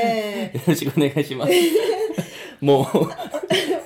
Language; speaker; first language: Japanese; non-native, fluent; Korean